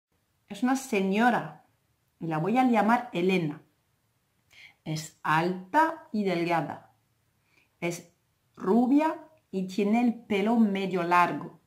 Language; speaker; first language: Spanish; non-native, fluent; French